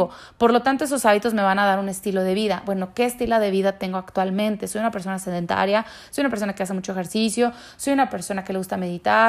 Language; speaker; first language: Spanish; native; Spanish